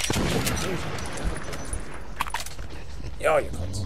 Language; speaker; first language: English; native; English